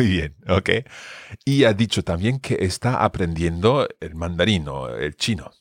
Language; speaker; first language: Spanish; non-native, fluent; English